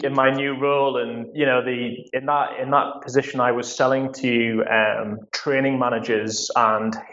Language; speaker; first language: English; native; English